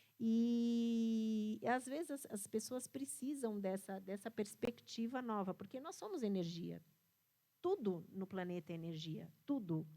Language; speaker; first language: Portuguese; early bilingual, other home language; Italian